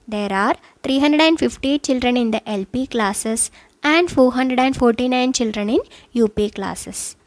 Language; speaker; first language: English; non-native, local second language; Malayalam